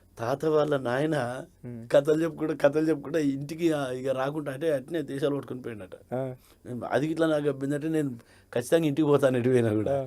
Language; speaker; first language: Telugu; native; Telugu